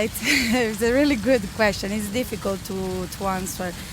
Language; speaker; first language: English; non-native, learner; Italian